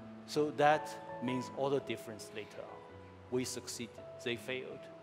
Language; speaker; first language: English; non-native, fluent; Chinese